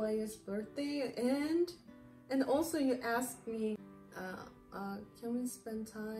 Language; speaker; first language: English; non-native, learner; Japanese